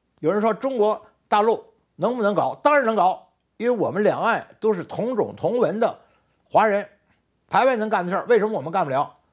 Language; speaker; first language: Chinese; native; Chinese